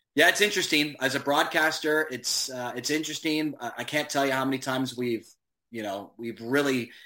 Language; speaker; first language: English; native; English